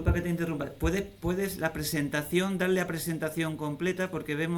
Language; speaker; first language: Spanish; native; Spanish